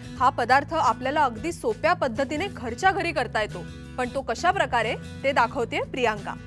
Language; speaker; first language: Marathi; native; Marathi